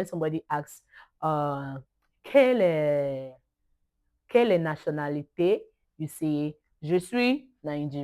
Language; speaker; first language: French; non-native, learner; Yoruba